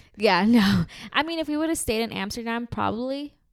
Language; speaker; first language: English; early bilingual, heritage; Spanish